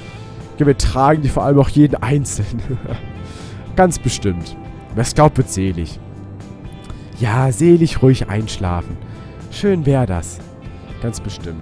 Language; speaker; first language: German; native; German